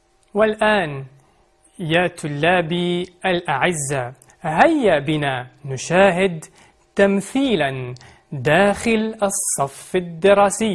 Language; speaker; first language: Arabic; non-native, fluent; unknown